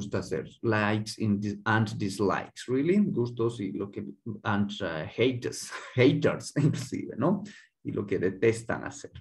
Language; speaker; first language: Spanish; native; Spanish